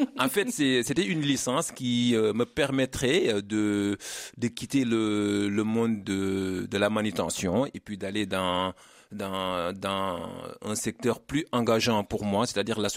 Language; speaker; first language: French; non-native, local second language; Wolof